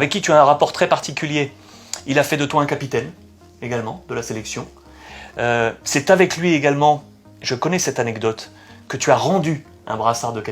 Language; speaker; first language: French; native; French